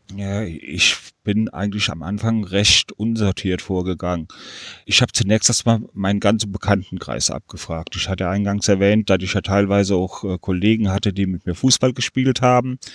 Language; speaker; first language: German; native; German